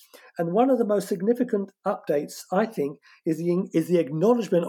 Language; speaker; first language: English; non-native, fluent; French